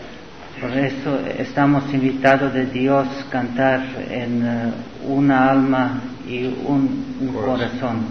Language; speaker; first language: Spanish; non-native, learner; Serbian